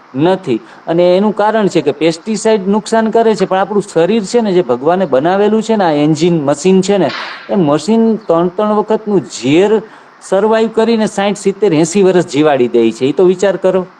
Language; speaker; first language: Gujarati; native; Gujarati